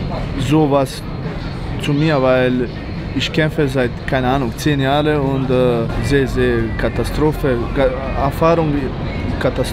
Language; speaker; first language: German; non-native, learner; Croatian